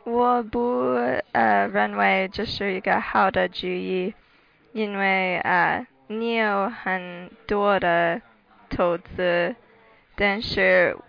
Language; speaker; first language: Chinese; non-native, learner; English